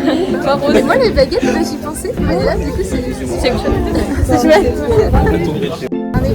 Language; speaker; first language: French; native; French